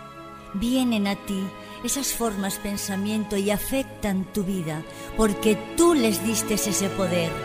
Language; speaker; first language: Spanish; native; Spanish